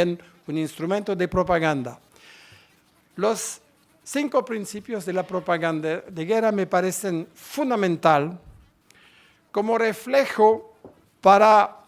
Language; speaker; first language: Spanish; non-native, fluent; French